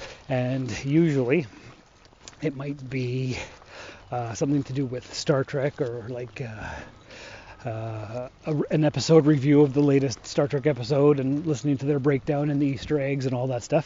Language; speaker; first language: English; native; English